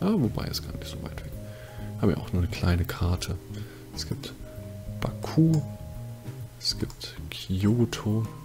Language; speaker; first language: German; native; German